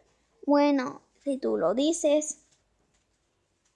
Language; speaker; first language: Spanish; native; Spanish